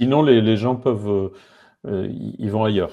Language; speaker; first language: French; native; French